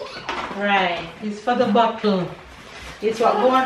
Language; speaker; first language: English; native; English